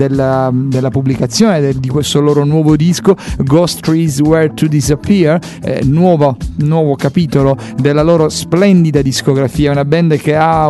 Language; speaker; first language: Italian; native; Italian